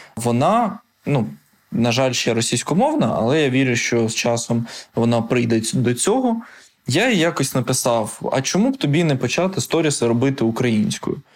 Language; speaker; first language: Ukrainian; non-native, local second language; Russian